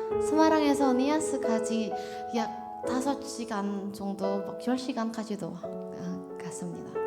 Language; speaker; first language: Korean; non-native, learner; Indonesian